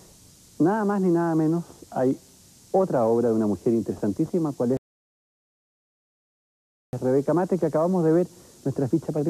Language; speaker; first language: Spanish; native; Spanish